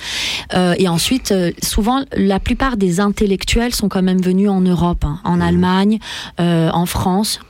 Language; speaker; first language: French; early bilingual, other home language; Persian